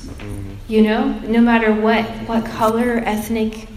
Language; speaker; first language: English; native; English